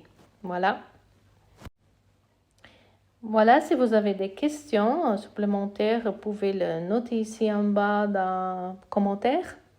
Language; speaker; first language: French; non-native, fluent; Italian